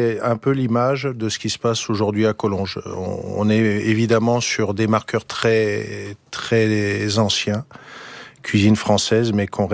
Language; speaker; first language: French; native; French